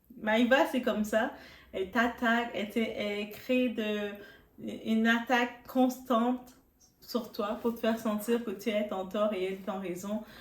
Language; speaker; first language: French; non-native, local second language; Arabic